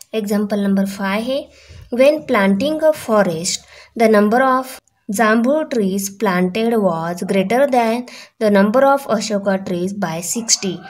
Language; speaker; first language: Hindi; non-native, local second language; Marathi